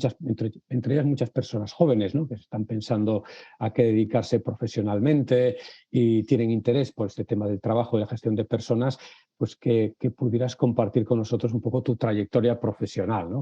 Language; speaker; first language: Spanish; native; Spanish